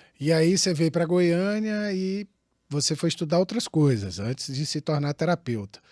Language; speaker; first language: Portuguese; native; Portuguese